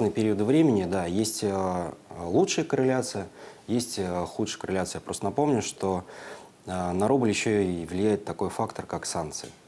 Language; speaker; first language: Russian; native; Russian